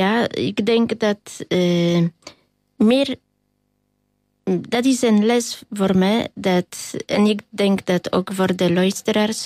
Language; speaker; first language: Dutch; non-native, fluent; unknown